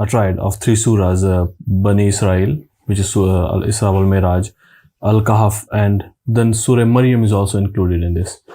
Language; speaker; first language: English; non-native, local second language; Urdu